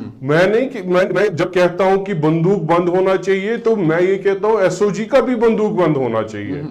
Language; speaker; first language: Urdu; non-native, local second language; Kashmiri